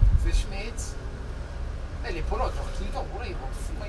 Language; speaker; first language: French; native; French